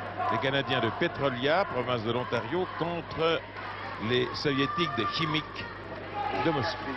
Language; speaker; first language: French; native; French